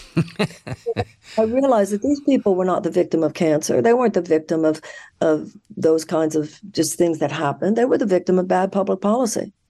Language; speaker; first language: English; native; English